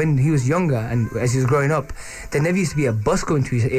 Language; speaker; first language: English; native; English